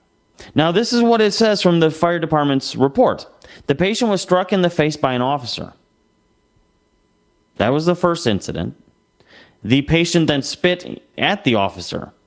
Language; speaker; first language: English; native; English